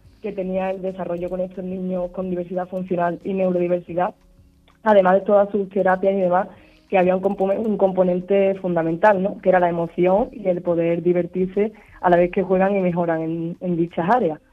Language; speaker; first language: Spanish; native; Spanish